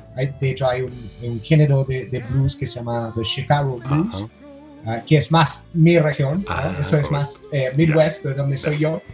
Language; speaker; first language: Spanish; non-native, fluent; English